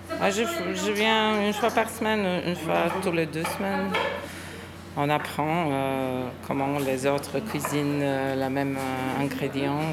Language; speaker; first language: French; non-native, learner; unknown